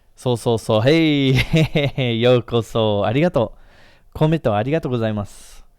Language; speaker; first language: Japanese; non-native, fluent; English